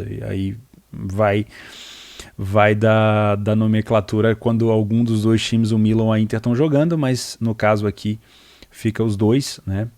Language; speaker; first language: Portuguese; native; Portuguese